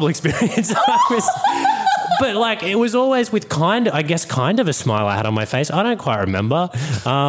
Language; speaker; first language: English; native; English